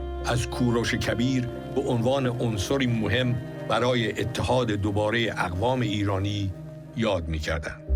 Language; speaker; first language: Persian; native; Persian